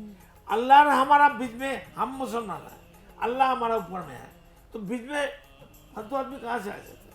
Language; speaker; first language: Hindi; non-native, local second language; Bangla